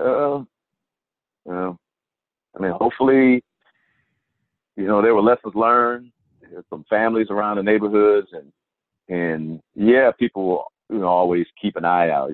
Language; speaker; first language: English; native; English